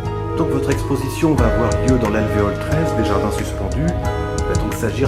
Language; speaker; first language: French; native; French